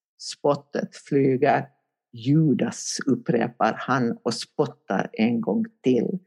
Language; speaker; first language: Swedish; native; Swedish